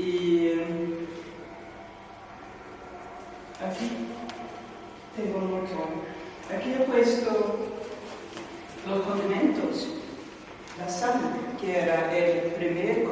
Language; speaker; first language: Spanish; non-native, fluent; Swedish